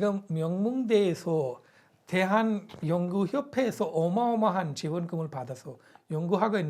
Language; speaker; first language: Korean; non-native, fluent; Punjabi